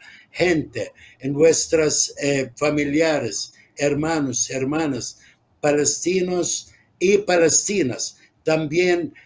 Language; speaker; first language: Spanish; non-native, fluent; Arabic